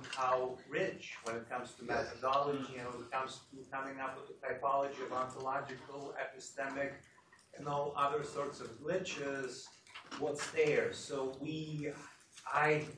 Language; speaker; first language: English; non-native, fluent; Persian